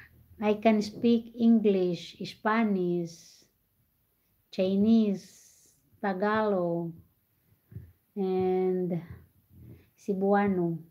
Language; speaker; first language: English; non-native, local second language; Cebuano